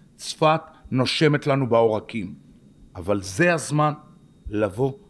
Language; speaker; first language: Hebrew; native; Hebrew